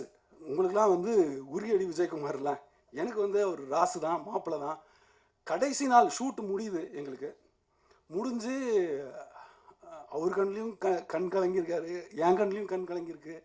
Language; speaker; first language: Tamil; native; Tamil